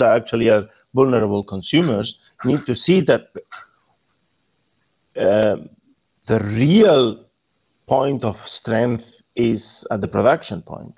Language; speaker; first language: English; non-native, fluent; Spanish